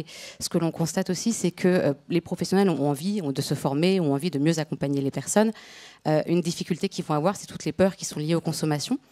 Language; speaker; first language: French; native; French